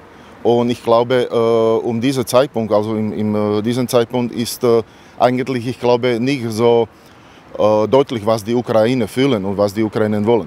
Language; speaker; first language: German; non-native, learner; Slovak